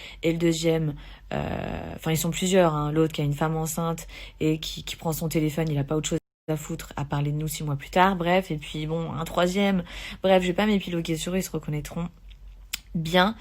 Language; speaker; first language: French; native; French